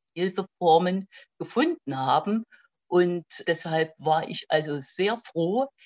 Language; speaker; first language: German; native; German